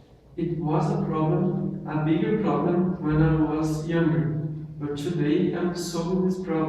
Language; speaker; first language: English; non-native, learner; Portuguese